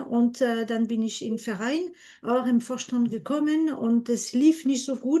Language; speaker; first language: German; non-native, fluent; French